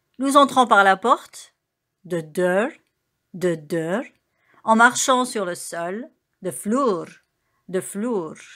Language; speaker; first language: French; native; French